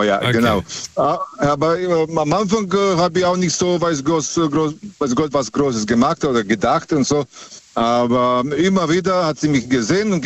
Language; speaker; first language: German; non-native, fluent; Serbian